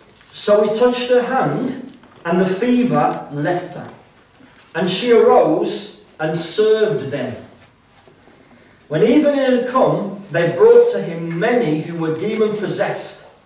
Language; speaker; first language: English; native; English